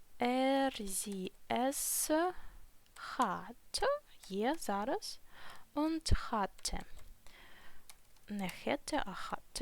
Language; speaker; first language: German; non-native, fluent; Ukrainian